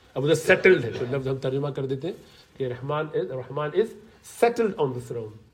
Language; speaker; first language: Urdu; native; Urdu